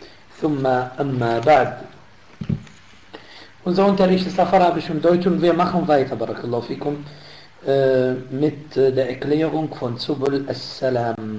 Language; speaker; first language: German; non-native, fluent; Arabic